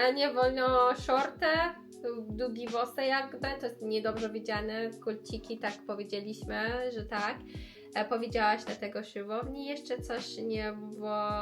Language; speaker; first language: Polish; non-native, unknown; Persian